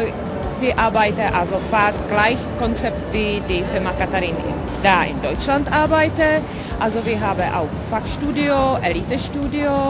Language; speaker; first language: German; non-native, learner; Czech